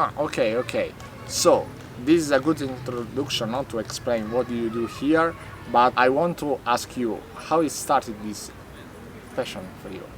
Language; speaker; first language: English; non-native, learner; Italian